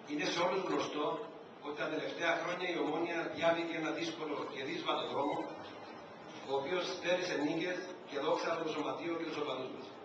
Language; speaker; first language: Greek; native; Greek